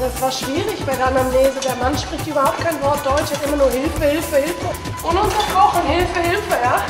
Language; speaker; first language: German; native; German